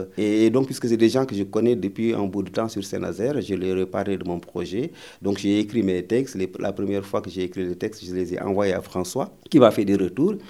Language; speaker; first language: French; non-native, local second language; Wolof